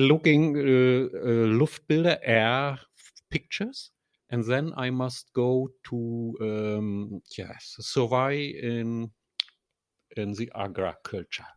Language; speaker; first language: English; non-native, learner; German